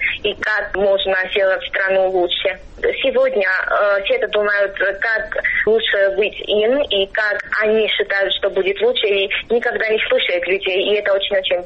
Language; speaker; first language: Russian; non-native, fluent; Georgian